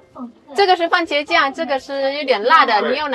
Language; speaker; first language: Chinese; non-native, local second language; Indonesian